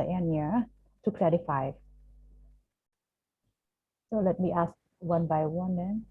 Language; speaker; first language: English; non-native, fluent; Khmer